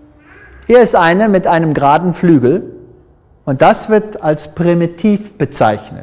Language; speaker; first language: German; non-native, fluent; English